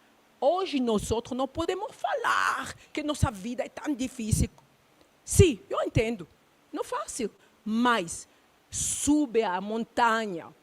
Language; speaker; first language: Portuguese; non-native, learner; Luba-Lulua